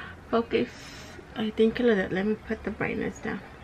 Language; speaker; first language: English; early bilingual, other home language; Spanish